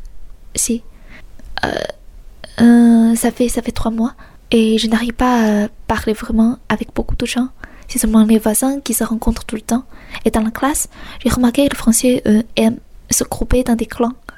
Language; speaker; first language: French; non-native, fluent; Chinese